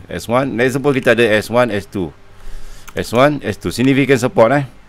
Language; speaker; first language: English; non-native, local second language; Malay